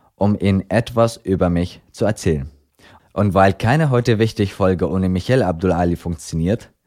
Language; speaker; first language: German; non-native, fluent; Arabic